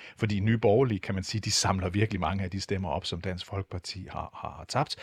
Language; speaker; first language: Danish; native; Danish